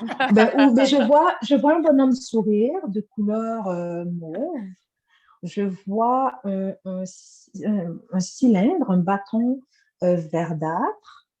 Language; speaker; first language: French; native; French